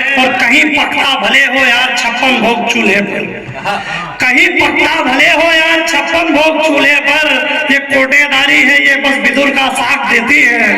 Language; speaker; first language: Hindi; native; Hindi